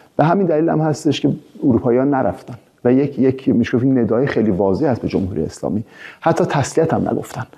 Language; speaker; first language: Persian; early bilingual, heritage; Persian